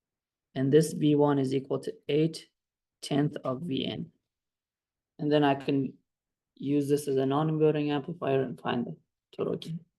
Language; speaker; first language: English; non-native, fluent; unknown